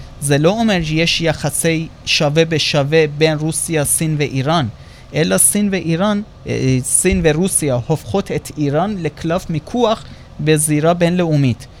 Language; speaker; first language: Hebrew; non-native, fluent; Persian